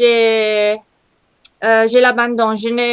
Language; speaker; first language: French; non-native, learner; Italian